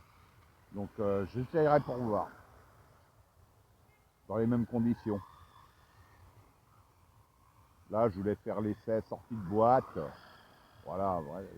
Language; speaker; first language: French; native; French